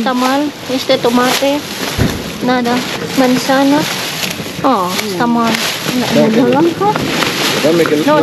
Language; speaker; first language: Spanish; non-native, learner; Filipino